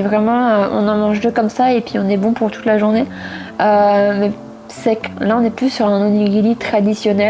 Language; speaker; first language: French; native; French